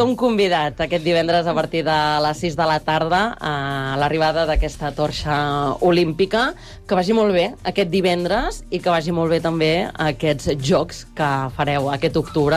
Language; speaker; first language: Catalan; native; Catalan